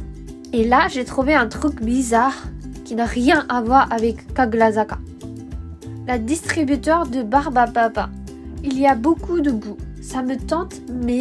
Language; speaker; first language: French; non-native, fluent; Japanese